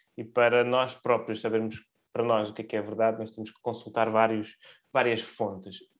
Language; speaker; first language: Portuguese; early bilingual, other home language; Russian